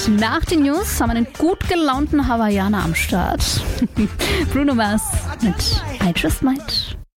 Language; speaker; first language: German; native; German